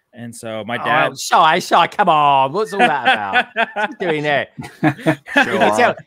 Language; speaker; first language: English; native; English